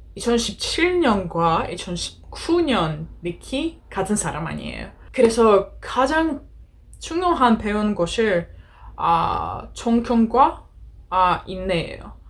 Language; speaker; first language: Korean; non-native, learner; Greek